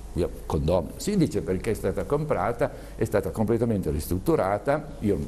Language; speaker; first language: Italian; native; Italian